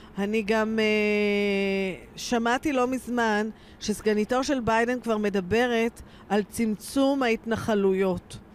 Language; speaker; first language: Hebrew; native; Hebrew